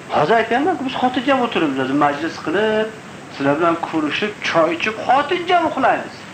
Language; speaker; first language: Uzbek; native; Uzbek